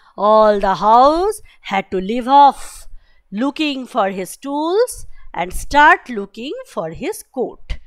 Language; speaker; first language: English; non-native, local second language; Bangla